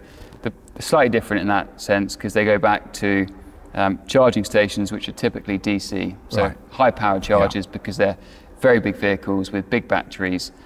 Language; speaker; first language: English; native; English